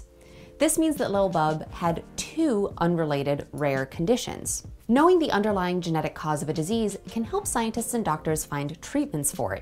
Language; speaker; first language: English; native; English